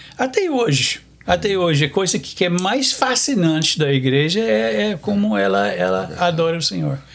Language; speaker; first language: Portuguese; non-native, fluent; English